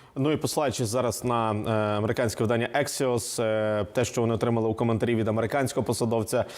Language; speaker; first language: Ukrainian; native; Ukrainian